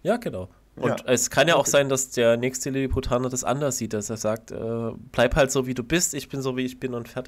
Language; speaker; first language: German; native; German